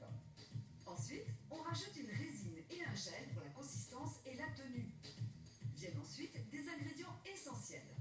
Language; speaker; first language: French; native; French